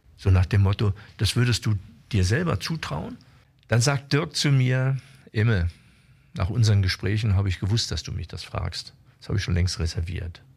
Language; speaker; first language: German; native; German